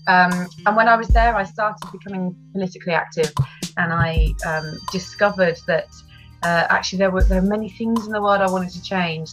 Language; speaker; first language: English; native; English